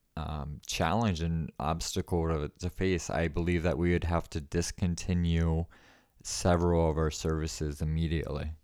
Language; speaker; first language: English; native; English